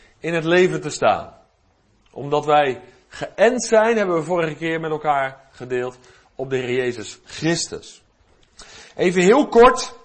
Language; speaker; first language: Dutch; native; Dutch